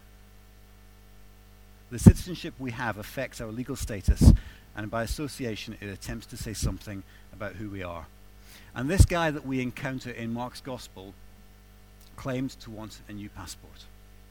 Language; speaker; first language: English; native; English